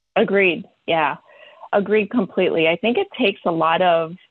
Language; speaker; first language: English; early bilingual, other home language; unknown